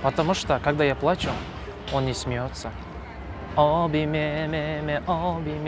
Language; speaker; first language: Russian; non-native, local second language; Kazakh